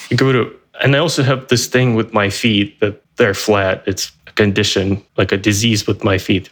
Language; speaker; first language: English; non-native, fluent; Russian